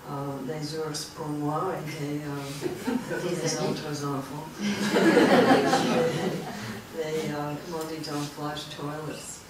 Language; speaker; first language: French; non-native, learner; English